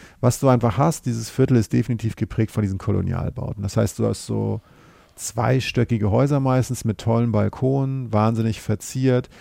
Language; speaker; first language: German; native; German